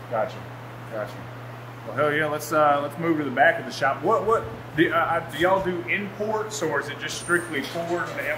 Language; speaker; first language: English; native; English